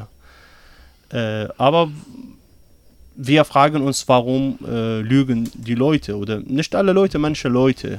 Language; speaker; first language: German; non-native, learner; Arabic